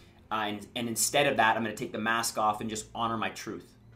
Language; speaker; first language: English; native; English